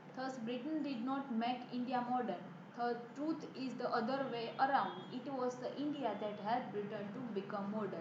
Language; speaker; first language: English; non-native, local second language; Gujarati